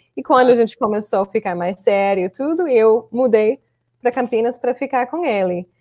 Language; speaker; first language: Portuguese; non-native, fluent; English